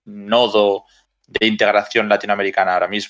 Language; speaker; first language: Spanish; native; Spanish